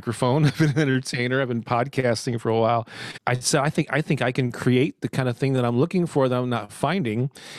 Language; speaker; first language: English; native; English